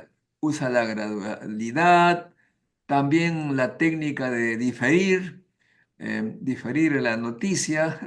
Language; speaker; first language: Spanish; native; Spanish